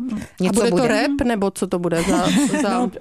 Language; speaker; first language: Czech; native; Czech